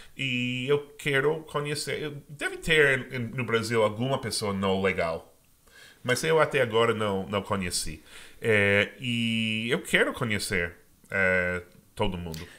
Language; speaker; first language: Portuguese; non-native, fluent; English